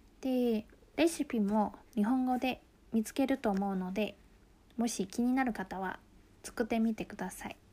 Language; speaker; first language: Japanese; non-native, local second language; Chinese